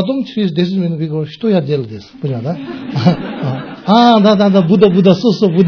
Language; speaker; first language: Russian; non-native, learner; Tibetan